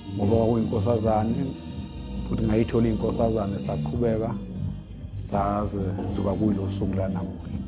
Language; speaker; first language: Zulu; native; Zulu